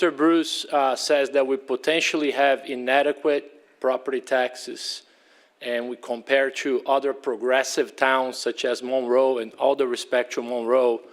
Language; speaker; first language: English; non-native, fluent; Portuguese